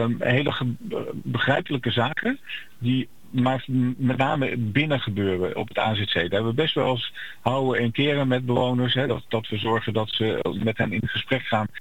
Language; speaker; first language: Dutch; native; Dutch